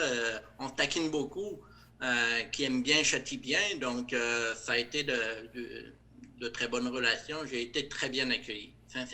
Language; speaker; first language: French; native; French